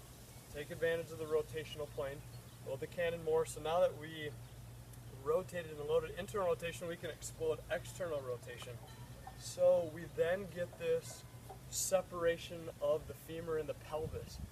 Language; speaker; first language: English; native; English